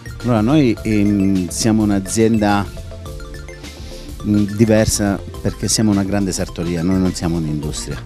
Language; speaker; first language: Italian; native; Italian